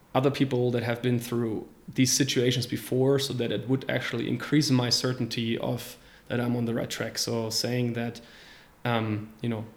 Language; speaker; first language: English; non-native, fluent; German